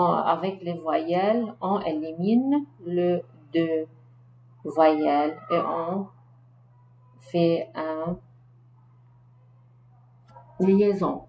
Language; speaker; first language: French; non-native, learner; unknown